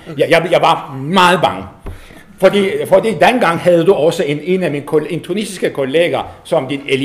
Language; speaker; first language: Danish; non-native, fluent; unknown